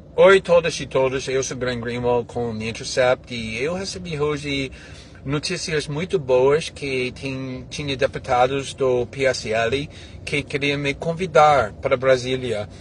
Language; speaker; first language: Portuguese; non-native, fluent; English